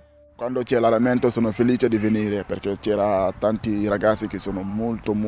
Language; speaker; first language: Italian; non-native, learner; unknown